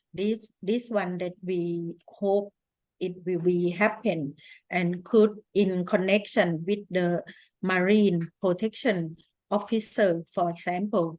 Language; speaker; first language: English; non-native, fluent; Thai